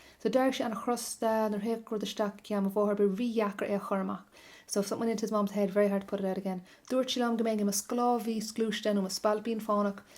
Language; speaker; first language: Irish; non-native, local second language; English